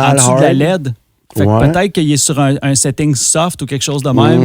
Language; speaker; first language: French; native; French